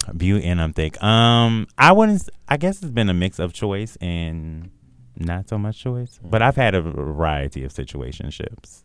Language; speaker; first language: English; native; English